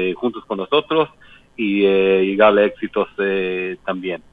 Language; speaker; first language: Spanish; non-native, learner; Hebrew